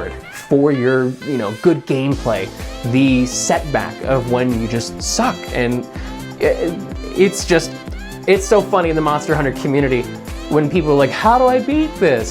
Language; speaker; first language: English; native; English